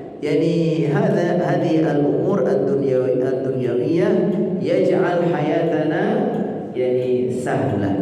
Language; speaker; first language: Arabic; non-native, fluent; Indonesian